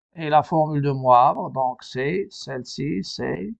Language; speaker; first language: French; non-native, local second language; Arabic